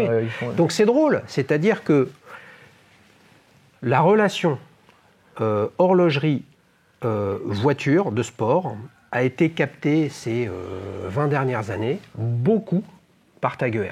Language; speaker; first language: French; native; French